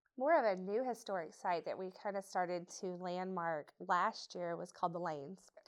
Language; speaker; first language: English; native; English